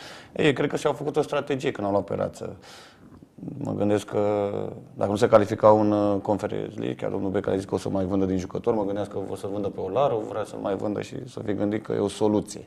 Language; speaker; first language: Romanian; native; Romanian